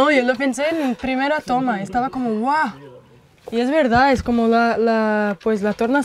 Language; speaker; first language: Spanish; non-native, fluent; Portuguese